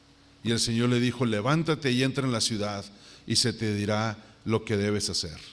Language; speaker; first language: Spanish; native; Spanish